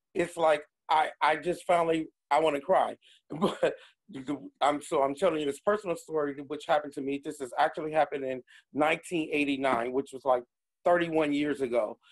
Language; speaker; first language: English; native; English